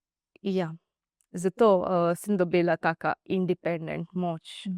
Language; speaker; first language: Slovenian; non-native, learner; Divehi